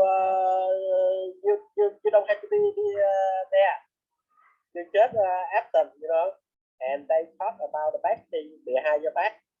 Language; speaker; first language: English; non-native, learner; Vietnamese